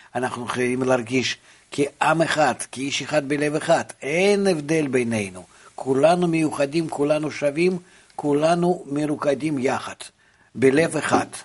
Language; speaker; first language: Hebrew; non-native, fluent; Russian